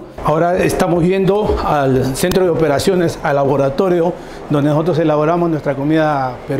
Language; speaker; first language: Spanish; native; Spanish